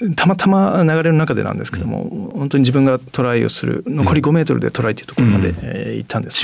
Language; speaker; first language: Japanese; native; Japanese